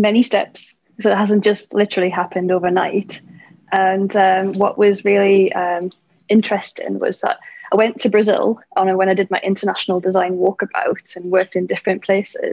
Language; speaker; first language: English; native; English